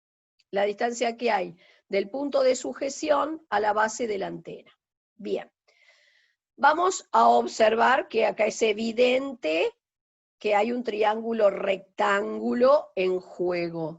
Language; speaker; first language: Spanish; native; Spanish